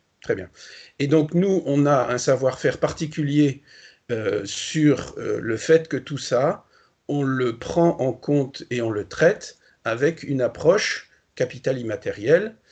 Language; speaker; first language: French; native; French